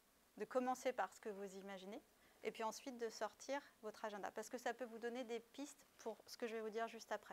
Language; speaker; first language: French; native; French